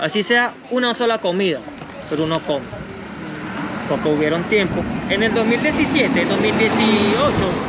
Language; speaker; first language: Spanish; native; Spanish